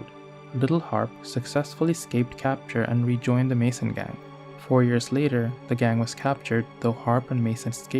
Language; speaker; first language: English; native; English